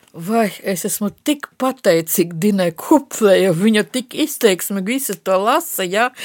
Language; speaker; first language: Latvian; non-native, local second language; Russian